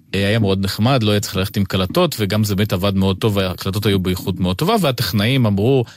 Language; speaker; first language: Hebrew; early bilingual, other home language; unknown